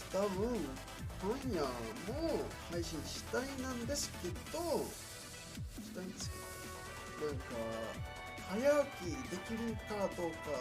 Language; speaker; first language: Japanese; non-native, learner; Spanish